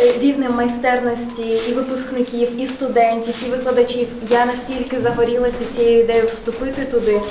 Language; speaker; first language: Ukrainian; non-native, local second language; Russian